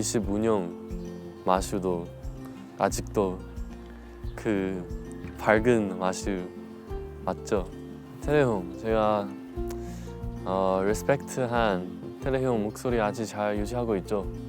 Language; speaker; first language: Korean; non-native, learner; Chinese